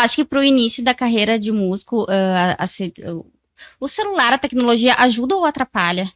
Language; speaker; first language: Portuguese; native; Portuguese